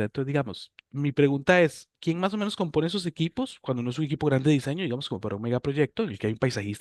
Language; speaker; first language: Spanish; native; Spanish